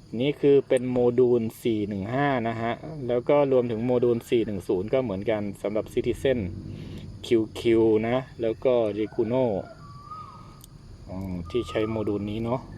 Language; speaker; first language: Thai; native; Thai